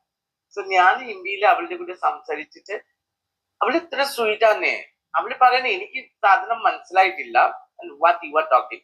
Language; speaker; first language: Malayalam; non-native, learner; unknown